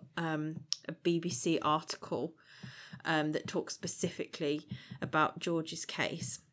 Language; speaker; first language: English; native; English